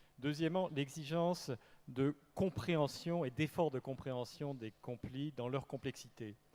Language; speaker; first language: French; native; French